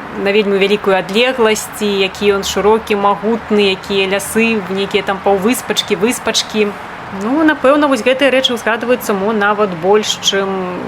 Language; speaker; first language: Belarusian; native; Belarusian